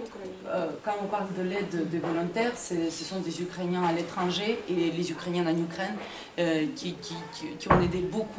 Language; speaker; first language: French; non-native, fluent; Ukrainian